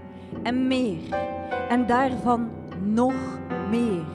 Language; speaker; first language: Dutch; native; Dutch